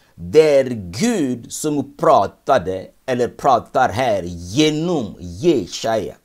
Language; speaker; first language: Swedish; non-native, fluent; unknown